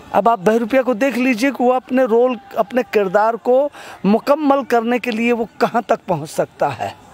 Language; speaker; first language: Hindi; non-native, local second language; Gujarati